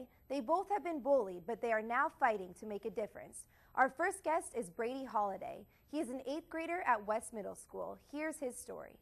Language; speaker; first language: English; native; English